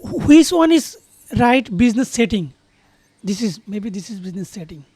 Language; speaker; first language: English; non-native, learner; Bangla